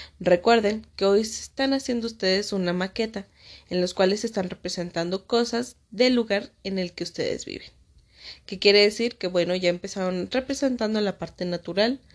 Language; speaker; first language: Spanish; native; Spanish